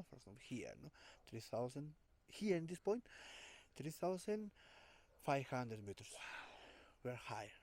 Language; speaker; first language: English; non-native, learner; Spanish